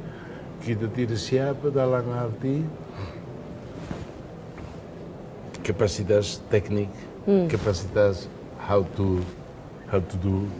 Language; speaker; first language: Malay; non-native, local second language; Portuguese